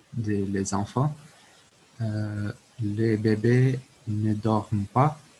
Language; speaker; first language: French; non-native, learner; Portuguese